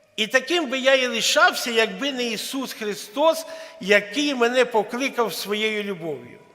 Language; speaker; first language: Ukrainian; non-native, local second language; Russian